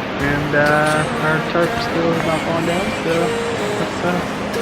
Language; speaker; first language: English; native; English